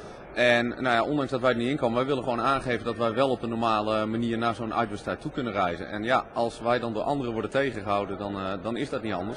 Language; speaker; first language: Dutch; native; Dutch